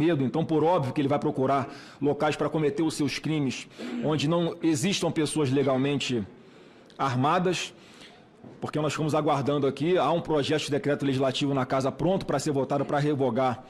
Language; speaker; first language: Portuguese; native; Portuguese